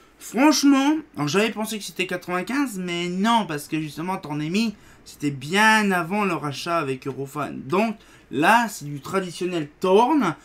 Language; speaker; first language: French; native; French